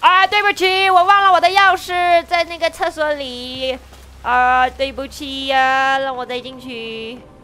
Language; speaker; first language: Chinese; early bilingual, heritage; Chinese